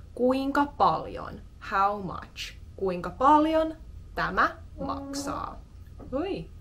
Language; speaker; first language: Finnish; non-native, fluent; English